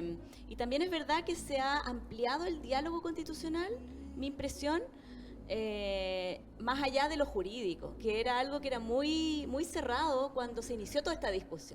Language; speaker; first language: Spanish; native; Spanish